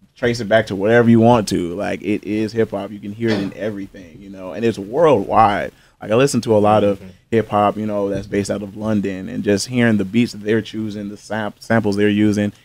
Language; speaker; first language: English; native; English